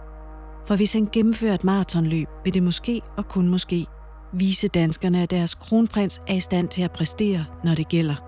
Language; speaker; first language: Danish; native; Danish